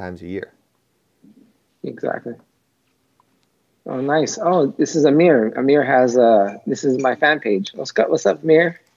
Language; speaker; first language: English; native; English